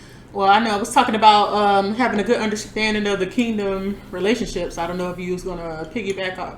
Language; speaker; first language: English; native; English